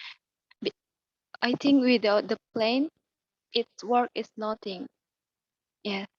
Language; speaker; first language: English; non-native, learner; Indonesian